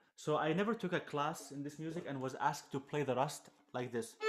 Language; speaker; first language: English; non-native, fluent; Arabic